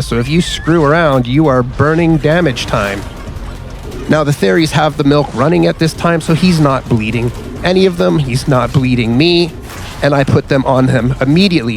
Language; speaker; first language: English; native; English